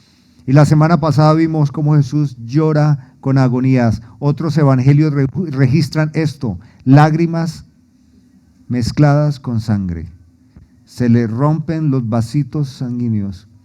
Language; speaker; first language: Spanish; native; Spanish